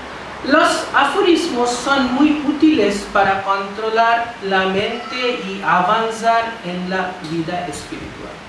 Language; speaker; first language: Spanish; non-native, fluent; Bangla